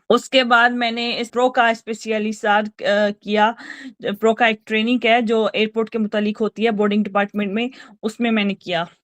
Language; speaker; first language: Urdu; native; Urdu